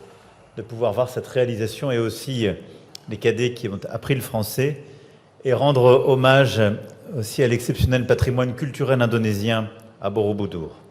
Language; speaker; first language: French; native; French